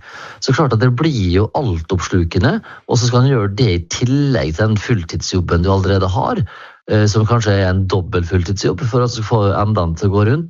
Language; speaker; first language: Norwegian; native; Norwegian